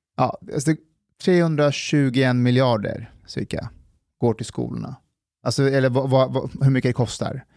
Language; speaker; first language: Swedish; early bilingual, other home language; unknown